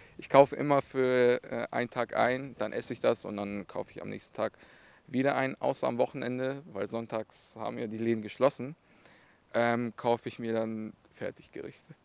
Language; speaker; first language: German; early bilingual, other home language; Russian